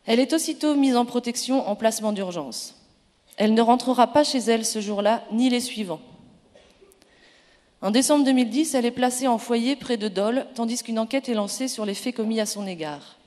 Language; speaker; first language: French; native; French